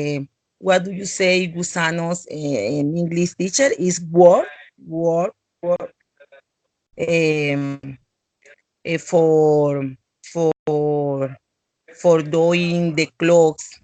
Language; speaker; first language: English; non-native, learner; Spanish